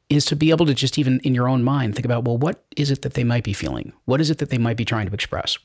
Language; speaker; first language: English; native; English